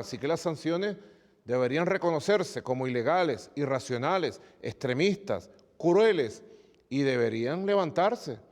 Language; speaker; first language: Spanish; native; Spanish